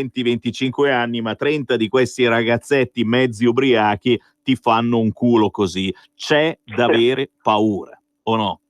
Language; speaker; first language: Italian; native; Italian